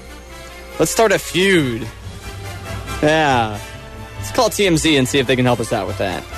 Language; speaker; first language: English; native; English